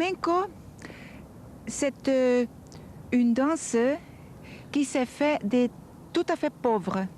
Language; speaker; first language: French; non-native, fluent; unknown